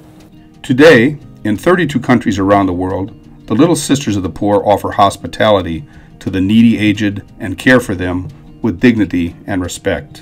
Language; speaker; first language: English; native; English